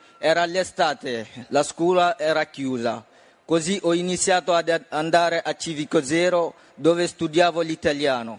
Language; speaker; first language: Italian; non-native, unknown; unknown